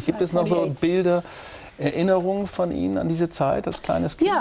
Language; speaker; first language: German; native; German